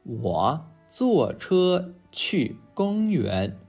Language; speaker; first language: Chinese; non-native, fluent; English